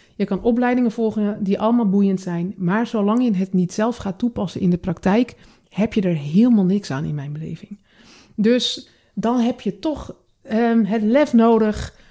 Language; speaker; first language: Dutch; native; Dutch